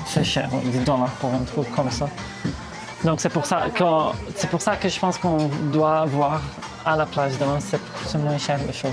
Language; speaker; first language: French; early bilingual, heritage; Portuguese